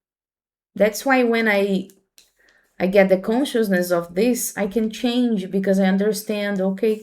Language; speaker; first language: English; non-native, fluent; Portuguese